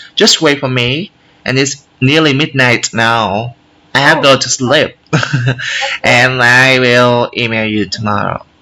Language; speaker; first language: English; non-native, learner; Vietnamese